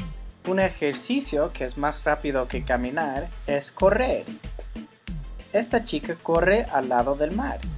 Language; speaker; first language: Spanish; non-native, fluent; English